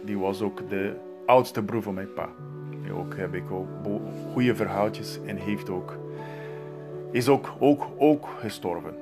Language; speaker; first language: Dutch; non-native, learner; Portuguese